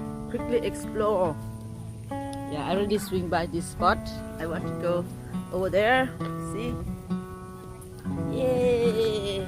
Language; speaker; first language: English; non-native, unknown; Thai